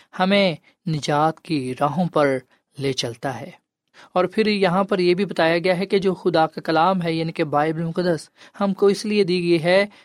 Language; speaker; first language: Urdu; non-native, local second language; Punjabi